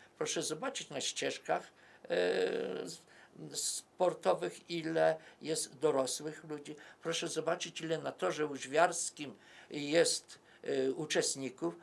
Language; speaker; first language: Polish; native; Polish